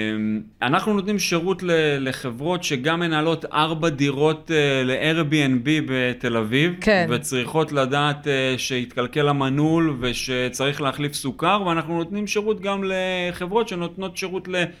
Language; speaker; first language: Hebrew; native; Hebrew